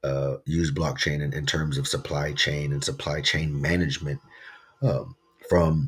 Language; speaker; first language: English; native; English